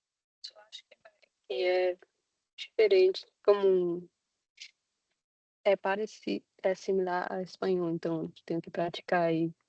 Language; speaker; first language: Portuguese; non-native, learner; Spanish